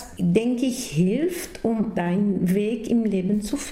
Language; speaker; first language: German; non-native, local second language; Italian